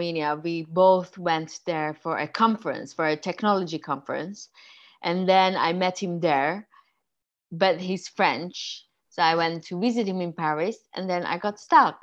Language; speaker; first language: English; non-native, fluent; Persian